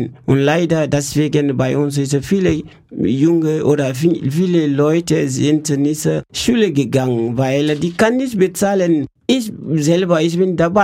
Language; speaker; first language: German; non-native, learner; French